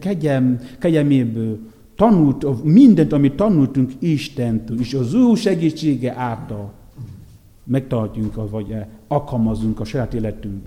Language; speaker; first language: Hungarian; non-native, fluent; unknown